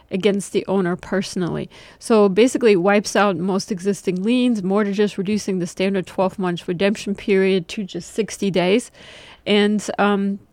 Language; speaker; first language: English; non-native, fluent; German